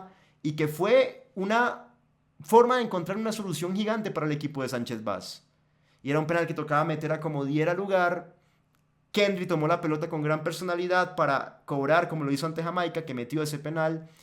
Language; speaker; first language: Spanish; native; Spanish